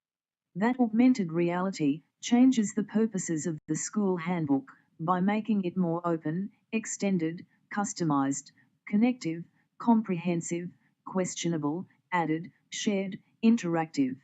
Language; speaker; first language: English; non-native, fluent; Portuguese